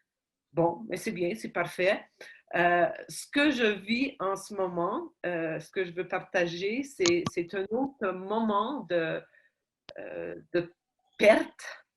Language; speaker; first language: French; non-native, fluent; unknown